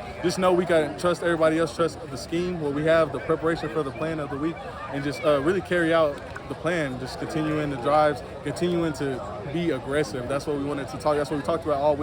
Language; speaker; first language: English; native; English